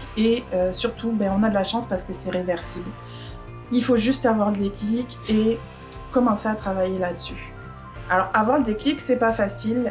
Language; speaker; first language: French; native; French